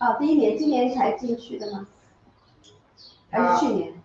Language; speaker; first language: Chinese; native; Chinese